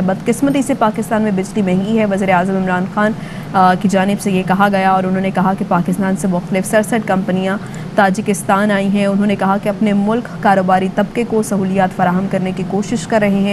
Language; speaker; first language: Urdu; native; Urdu